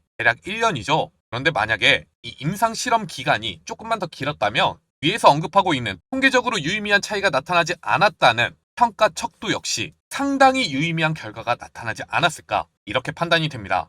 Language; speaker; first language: Korean; native; Korean